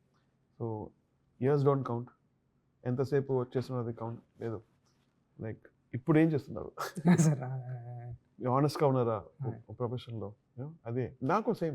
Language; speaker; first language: Telugu; non-native, learner; Tamil